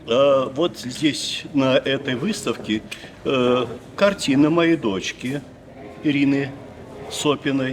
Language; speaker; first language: Russian; native; Russian